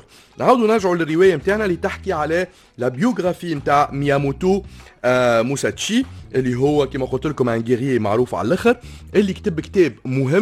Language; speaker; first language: Arabic; native; Arabic